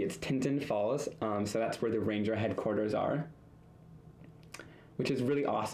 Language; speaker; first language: English; native; English